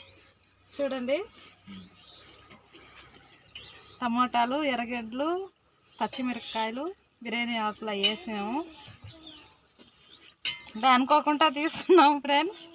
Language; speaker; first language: Telugu; native; Telugu